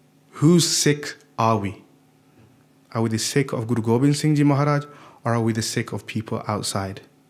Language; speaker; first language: English; native; English